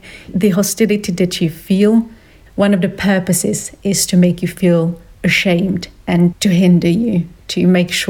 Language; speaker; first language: English; non-native, fluent; Slovak